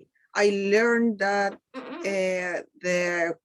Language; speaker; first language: English; non-native, learner; Spanish